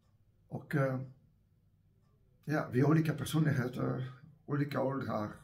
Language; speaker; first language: Swedish; non-native, fluent; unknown